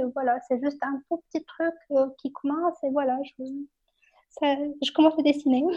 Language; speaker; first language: French; non-native, local second language; Arabic